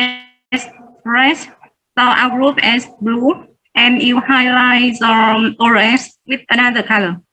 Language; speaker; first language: English; non-native, learner; Vietnamese